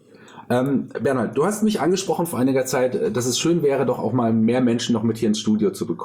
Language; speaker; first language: German; native; German